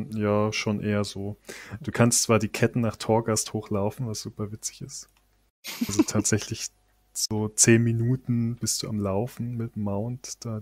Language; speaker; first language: German; native; German